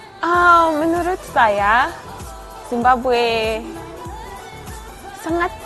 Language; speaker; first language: Indonesian; non-native, learner; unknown